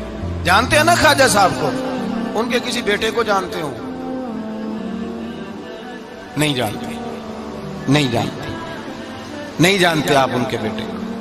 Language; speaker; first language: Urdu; non-native, local second language; Punjabi